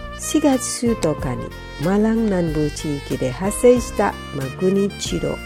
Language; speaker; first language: Japanese; non-native, fluent; Indonesian